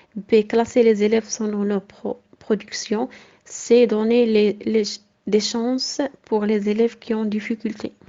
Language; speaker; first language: French; non-native, local second language; Arabic